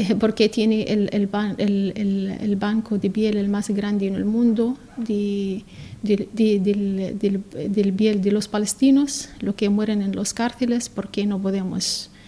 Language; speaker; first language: Spanish; non-native, learner; Arabic